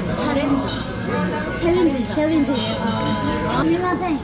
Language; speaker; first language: Japanese; non-native, learner; Korean